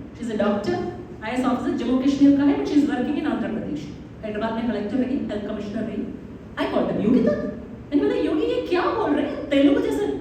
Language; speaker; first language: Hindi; non-native, local second language; Malayalam